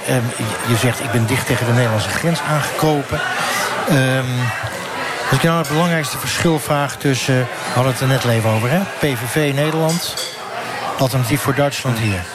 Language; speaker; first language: Dutch; native; Dutch